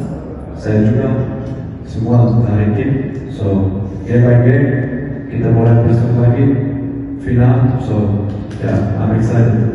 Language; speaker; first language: Indonesian; non-native, fluent; Portuguese